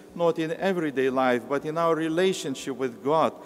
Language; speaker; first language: English; non-native, learner; Lithuanian